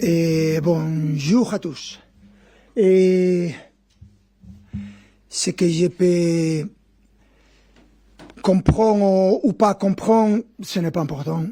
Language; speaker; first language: French; non-native, fluent; Spanish